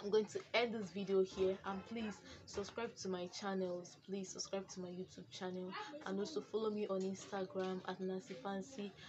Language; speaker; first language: English; non-native, local second language; Igbo